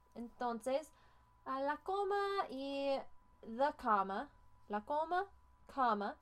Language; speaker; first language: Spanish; non-native, fluent; English